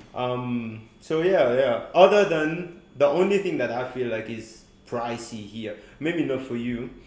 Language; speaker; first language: English; non-native, fluent; Morisyen